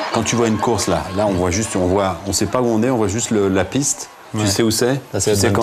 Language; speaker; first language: French; native; French